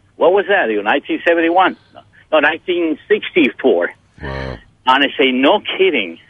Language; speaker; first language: English; non-native, fluent; Spanish